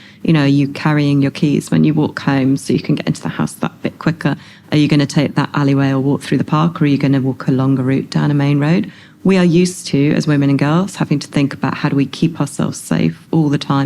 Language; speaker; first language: English; native; English